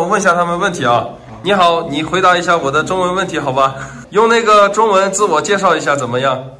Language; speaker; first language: Chinese; native; Chinese